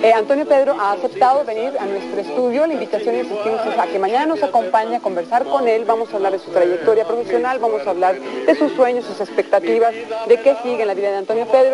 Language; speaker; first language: Spanish; native; Spanish